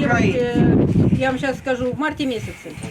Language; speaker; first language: Russian; native; Russian